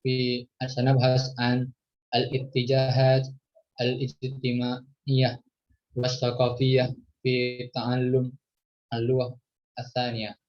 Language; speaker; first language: Arabic; non-native, learner; Indonesian